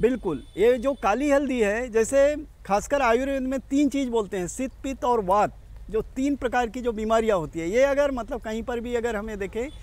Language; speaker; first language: Hindi; native; Hindi